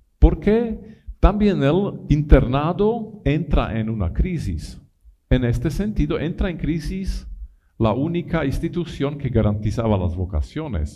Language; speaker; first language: Spanish; non-native, fluent; Italian